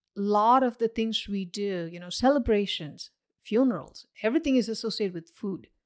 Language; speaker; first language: English; non-native, local second language; Tamil